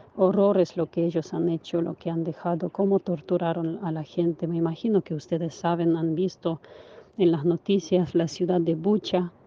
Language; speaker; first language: Spanish; non-native, fluent; Ukrainian